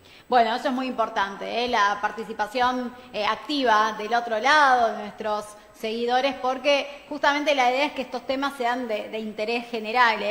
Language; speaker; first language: Spanish; native; Spanish